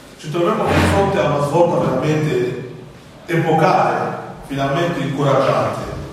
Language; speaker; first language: Italian; non-native, fluent; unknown